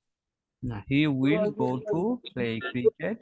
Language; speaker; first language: English; non-native, fluent; Bangla